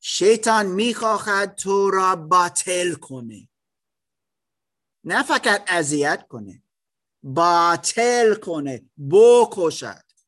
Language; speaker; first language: Persian; non-native, learner; German